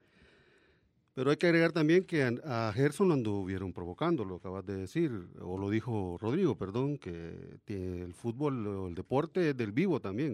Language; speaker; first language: Spanish; native; Spanish